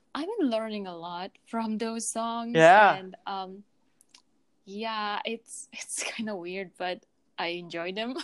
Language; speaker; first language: English; non-native, fluent; Mongolian